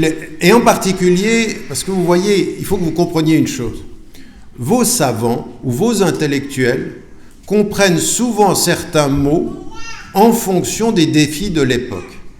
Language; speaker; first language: French; native; French